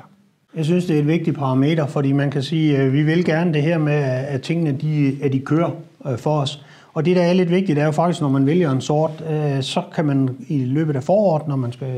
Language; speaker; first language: Danish; native; Danish